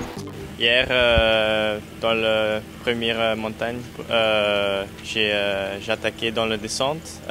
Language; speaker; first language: French; non-native, learner; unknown